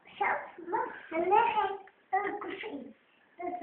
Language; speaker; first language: Hebrew; early bilingual, other home language; Russian